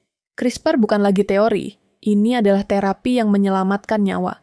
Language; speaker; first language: Indonesian; native; Indonesian